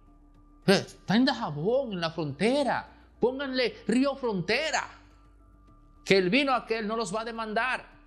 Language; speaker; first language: Spanish; native; Spanish